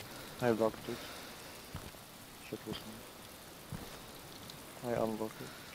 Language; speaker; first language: English; non-native, fluent; German